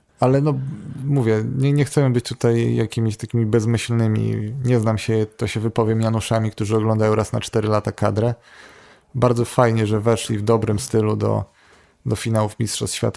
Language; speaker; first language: Polish; native; Polish